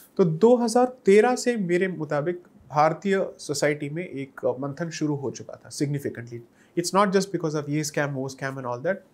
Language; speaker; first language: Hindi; non-native, local second language; Tamil